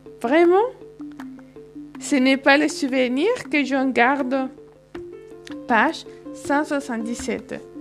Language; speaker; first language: French; non-native, fluent; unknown